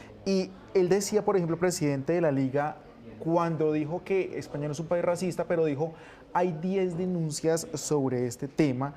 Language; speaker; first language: Spanish; native; Spanish